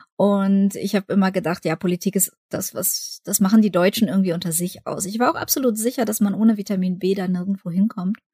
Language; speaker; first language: German; early bilingual, other home language; Russian